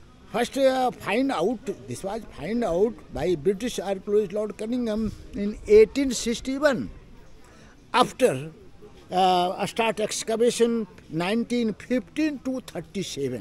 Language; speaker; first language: English; non-native, local second language; Hindi